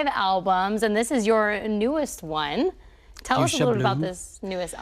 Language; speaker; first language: English; native; English